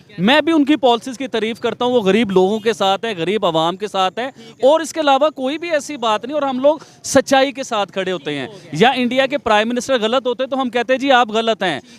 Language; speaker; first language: Urdu; non-native, local second language; Punjabi